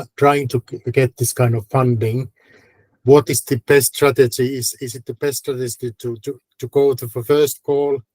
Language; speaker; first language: English; non-native, fluent; Finnish